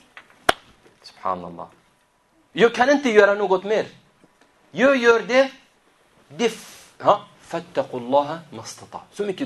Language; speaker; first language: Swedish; non-native, fluent; Arabic